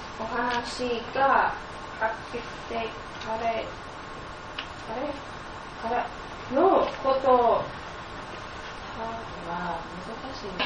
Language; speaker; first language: Japanese; non-native, learner; English